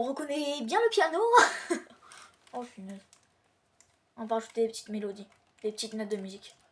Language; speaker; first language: French; native; French